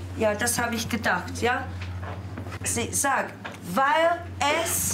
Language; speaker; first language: German; non-native, fluent; English